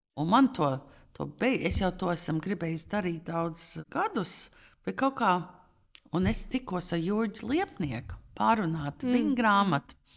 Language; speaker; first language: Latvian; early bilingual, heritage; Latvian